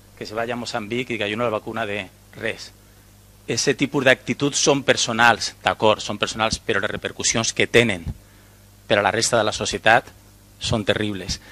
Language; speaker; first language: Catalan; native; Catalan